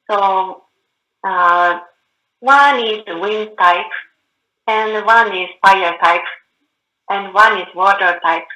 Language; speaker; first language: English; non-native, learner; Japanese